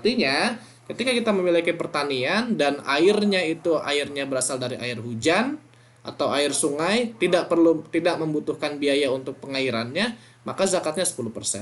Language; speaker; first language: Indonesian; native; Indonesian